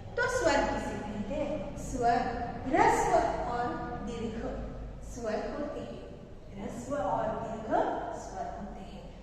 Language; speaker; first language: Hindi; non-native, local second language; Marathi